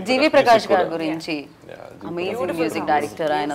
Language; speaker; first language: Telugu; native; Telugu